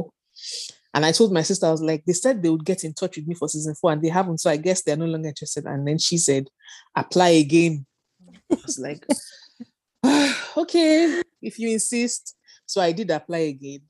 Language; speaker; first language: English; non-native, local second language; Yoruba